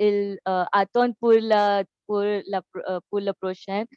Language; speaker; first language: French; non-native, learner; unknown